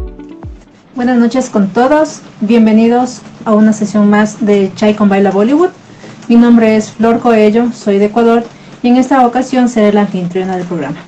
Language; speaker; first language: Spanish; native; Spanish